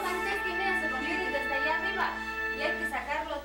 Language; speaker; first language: Spanish; native; Spanish